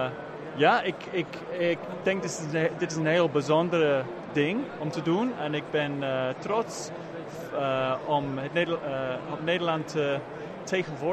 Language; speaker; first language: Dutch; non-native, fluent; English